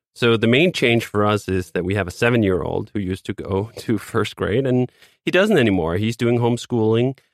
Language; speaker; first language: English; non-native, fluent; Danish